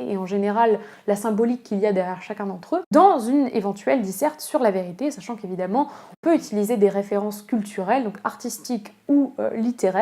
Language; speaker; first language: French; native; French